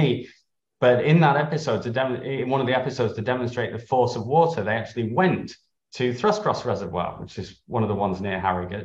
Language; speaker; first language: English; native; English